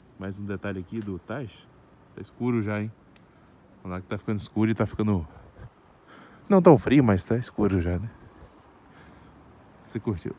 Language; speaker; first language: Portuguese; native; Portuguese